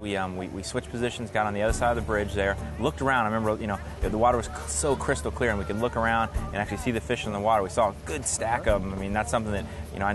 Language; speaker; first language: English; native; English